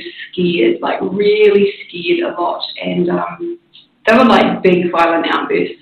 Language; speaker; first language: English; native; English